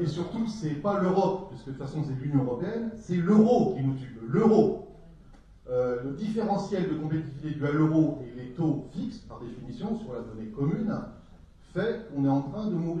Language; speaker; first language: French; native; French